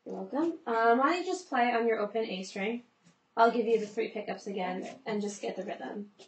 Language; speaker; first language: English; native; English